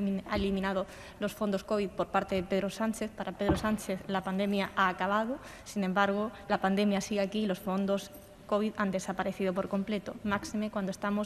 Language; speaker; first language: Spanish; native; Spanish